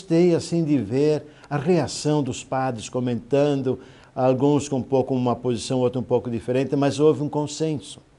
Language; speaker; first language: Portuguese; native; Portuguese